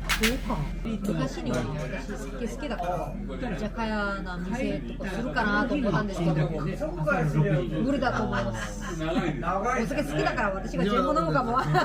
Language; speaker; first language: Japanese; non-native, learner; Korean